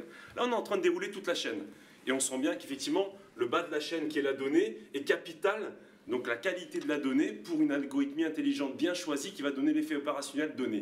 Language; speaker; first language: French; native; French